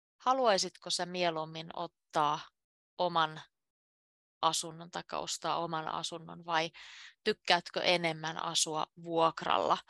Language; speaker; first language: Finnish; native; Finnish